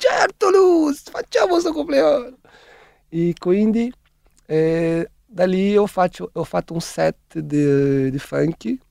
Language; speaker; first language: Italian; non-native, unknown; Portuguese